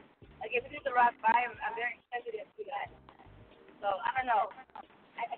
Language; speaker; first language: English; native; English